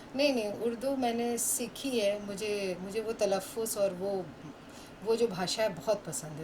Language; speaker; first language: Hindi; native; Hindi